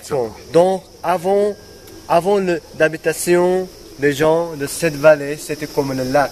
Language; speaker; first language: French; non-native, learner; Nepali